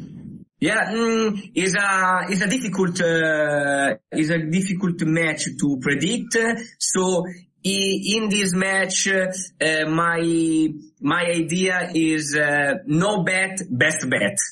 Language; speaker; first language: English; non-native, learner; Italian